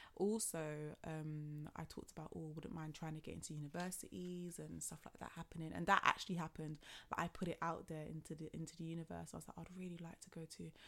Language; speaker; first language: English; native; English